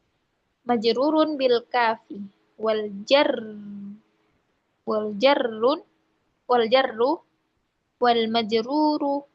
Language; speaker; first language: Arabic; non-native, learner; Indonesian